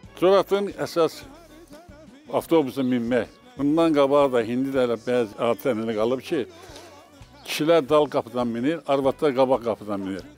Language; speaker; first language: Azerbaijani; native; Azerbaijani